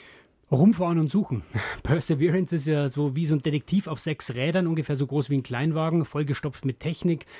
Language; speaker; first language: German; native; German